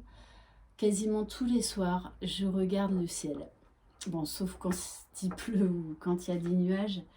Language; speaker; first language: French; native; French